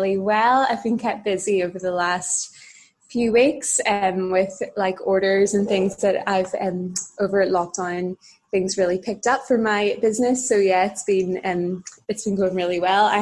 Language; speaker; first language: English; native; English